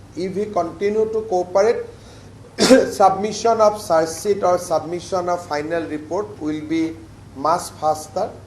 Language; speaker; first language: English; non-native, local second language; Assamese